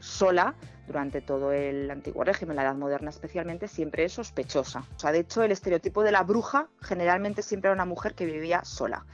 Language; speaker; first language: Spanish; native; Spanish